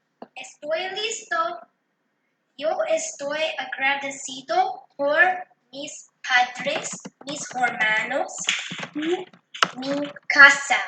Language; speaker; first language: Spanish; non-native, learner; English